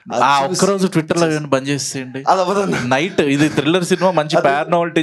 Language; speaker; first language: Telugu; native; Telugu